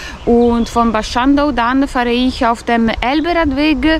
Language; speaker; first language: German; non-native, fluent; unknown